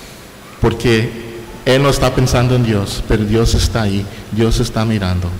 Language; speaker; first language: Spanish; non-native, fluent; English